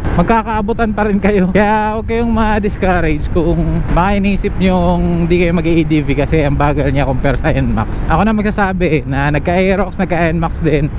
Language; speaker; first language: Filipino; native; Filipino